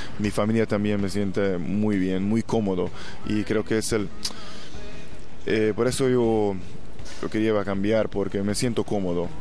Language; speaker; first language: Spanish; non-native, fluent; Hungarian